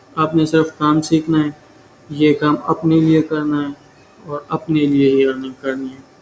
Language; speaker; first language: Urdu; non-native, local second language; Pashto